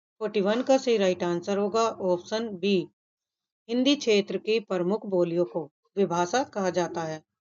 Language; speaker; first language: Hindi; native; Hindi